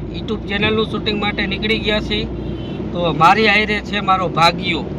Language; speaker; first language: Gujarati; native; Gujarati